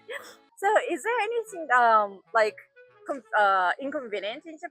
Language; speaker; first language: English; non-native, fluent; Japanese